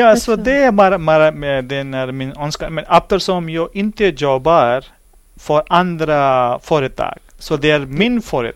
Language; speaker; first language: Swedish; non-native, learner; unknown